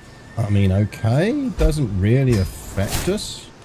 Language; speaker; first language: English; native; English